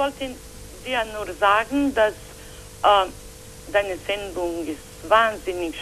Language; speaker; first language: German; non-native, fluent; Croatian